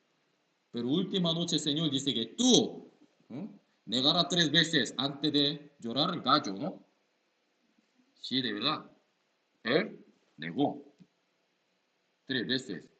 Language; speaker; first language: Spanish; non-native, learner; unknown